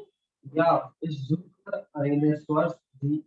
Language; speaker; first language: German; non-native, learner; Hindi